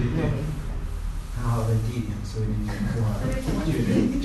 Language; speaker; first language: Chinese; non-native, learner; Tibetan